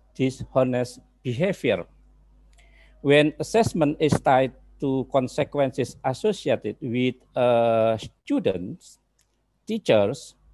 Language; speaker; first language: English; non-native, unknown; Indonesian